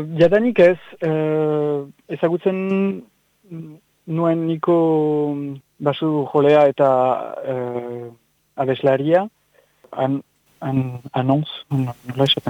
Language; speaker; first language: Basque; non-native, local second language; French